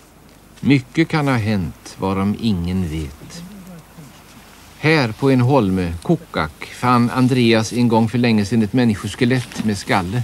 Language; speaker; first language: Swedish; native; Swedish